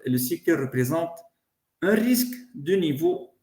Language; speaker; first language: French; non-native, local second language; Arabic